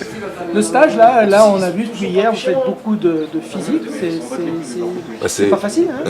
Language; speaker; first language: French; native; French